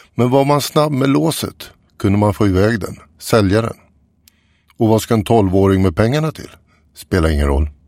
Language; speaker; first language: Swedish; native; Swedish